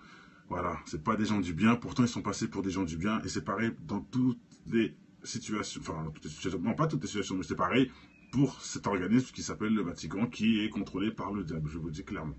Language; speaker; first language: French; native; French